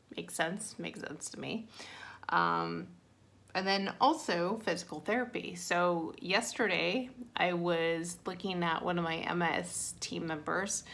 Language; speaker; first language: English; native; English